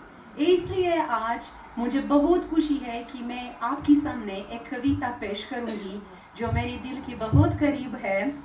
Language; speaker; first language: Hindi; non-native, fluent; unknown